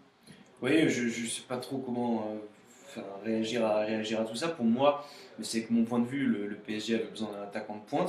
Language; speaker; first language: French; native; French